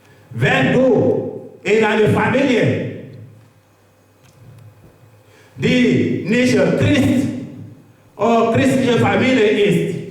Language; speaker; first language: German; non-native, learner; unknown